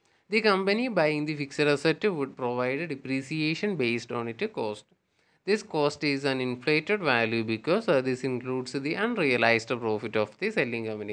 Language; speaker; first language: English; non-native, local second language; Malayalam